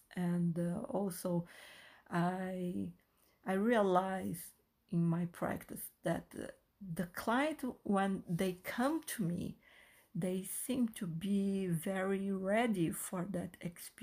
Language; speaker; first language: English; non-native, fluent; Portuguese